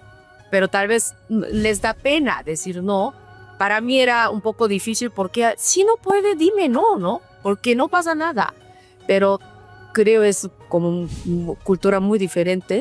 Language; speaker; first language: Spanish; non-native, fluent; Korean